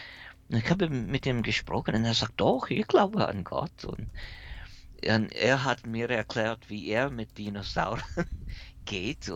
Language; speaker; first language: German; early bilingual, heritage; English